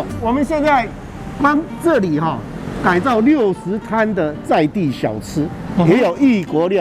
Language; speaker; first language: Chinese; native; Chinese